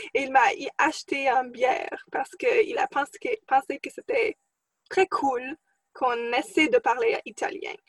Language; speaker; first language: French; non-native, fluent; English